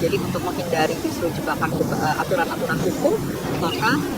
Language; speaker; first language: Indonesian; native; Indonesian